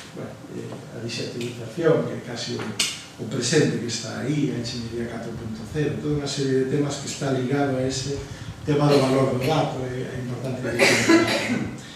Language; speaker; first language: Galician; non-native, local second language; Spanish